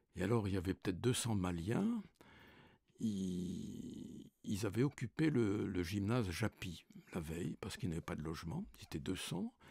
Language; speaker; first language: French; native; French